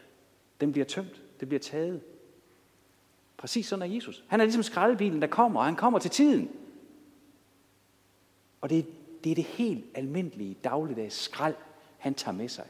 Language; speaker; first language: Danish; native; Danish